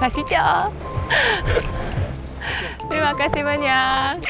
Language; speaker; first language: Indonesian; non-native, learner; Korean